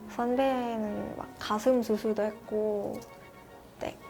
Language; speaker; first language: Korean; non-native, fluent; Thai